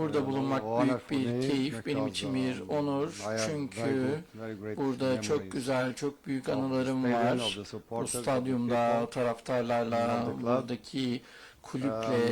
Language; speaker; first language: Turkish; non-native, learner; Portuguese